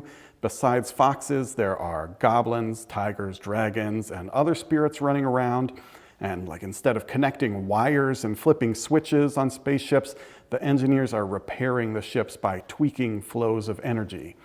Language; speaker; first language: English; native; English